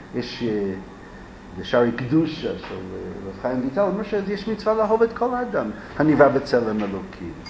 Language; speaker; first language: Hebrew; non-native, fluent; English